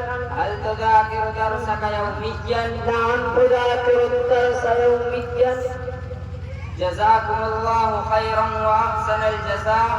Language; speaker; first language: Arabic; non-native, learner; Urdu